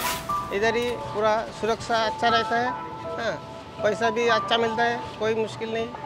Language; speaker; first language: Hindi; non-native, local second language; Bangla